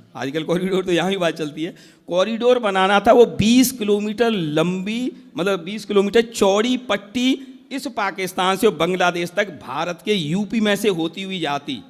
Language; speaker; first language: Hindi; native; Hindi